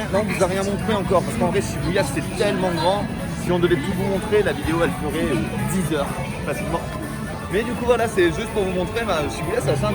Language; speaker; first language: French; native; French